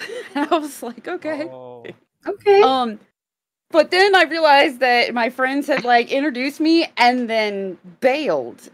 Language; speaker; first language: English; native; English